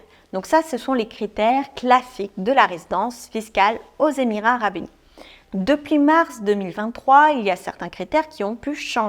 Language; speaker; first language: French; native; French